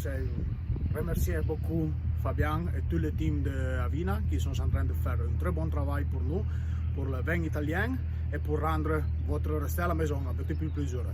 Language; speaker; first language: French; non-native, learner; Italian